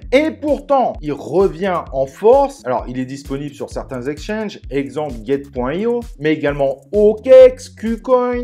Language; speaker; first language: French; native; French